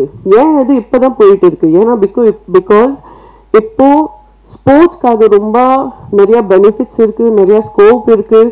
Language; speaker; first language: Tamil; non-native, fluent; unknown